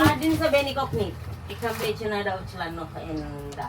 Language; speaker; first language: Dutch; non-native, learner; Indonesian